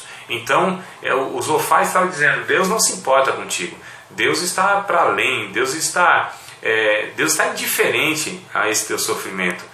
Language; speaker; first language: Portuguese; native; Portuguese